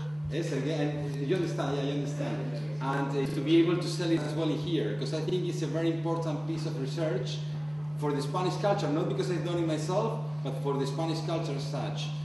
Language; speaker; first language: English; non-native, fluent; Spanish